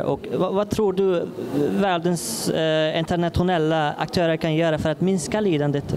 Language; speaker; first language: Swedish; non-native, fluent; Persian